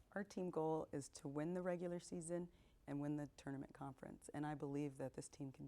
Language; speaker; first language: English; native; English